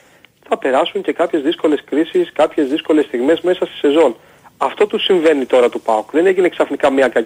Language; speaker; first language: Greek; native; Greek